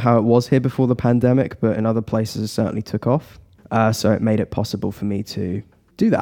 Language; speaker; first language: English; native; English